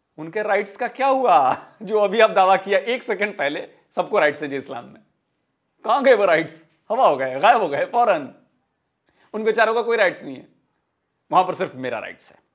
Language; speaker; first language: Hindi; native; Hindi